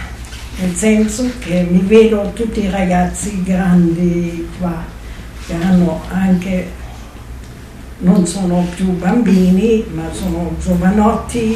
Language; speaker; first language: Italian; non-native, fluent; German